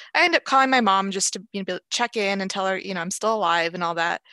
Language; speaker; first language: English; native; English